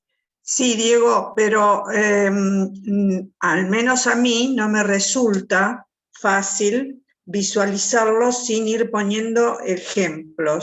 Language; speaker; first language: Spanish; native; Spanish